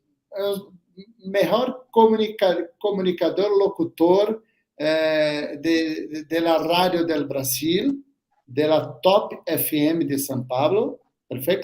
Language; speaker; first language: Spanish; non-native, learner; Portuguese